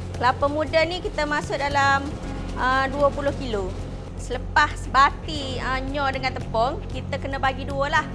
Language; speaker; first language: Malay; native; Malay